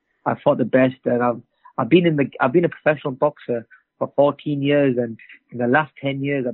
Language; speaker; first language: English; native; English